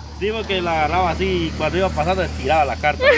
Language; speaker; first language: Spanish; native; Spanish